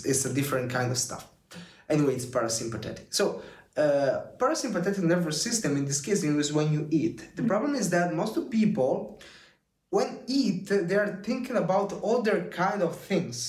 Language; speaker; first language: English; non-native, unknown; Italian